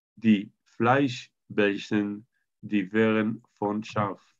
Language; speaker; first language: German; non-native, learner; Hebrew